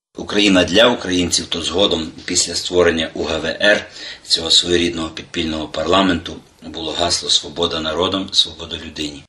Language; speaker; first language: Ukrainian; native; Ukrainian